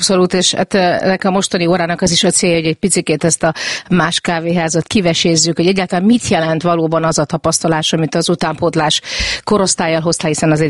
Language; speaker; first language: Hungarian; native; Hungarian